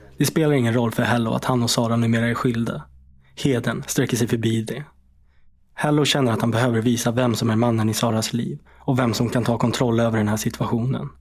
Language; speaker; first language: Swedish; native; Swedish